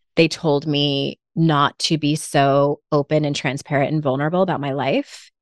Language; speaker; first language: English; native; English